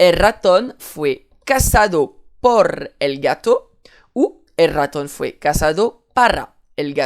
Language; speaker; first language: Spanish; non-native, fluent; French